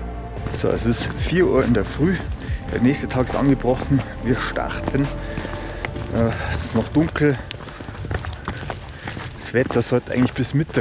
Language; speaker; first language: German; native; German